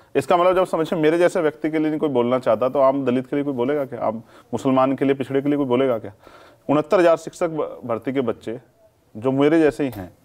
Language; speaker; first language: Hindi; native; Hindi